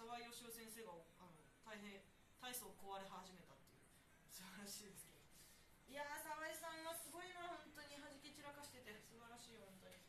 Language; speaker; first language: Japanese; native; Japanese